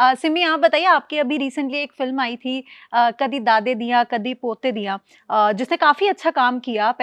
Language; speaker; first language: Hindi; native; Hindi